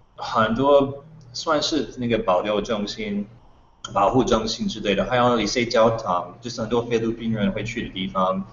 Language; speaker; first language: Chinese; non-native, fluent; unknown